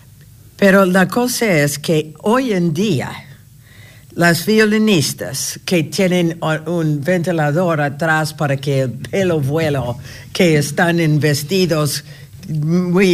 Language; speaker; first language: Spanish; non-native, fluent; English